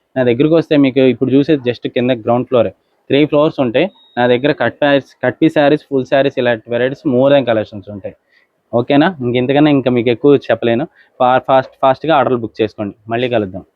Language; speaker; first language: Telugu; native; Telugu